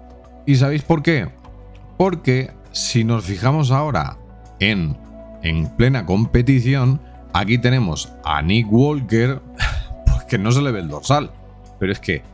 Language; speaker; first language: Spanish; native; Spanish